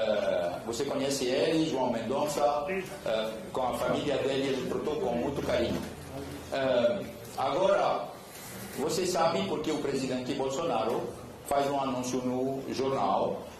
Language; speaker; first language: Portuguese; non-native, fluent; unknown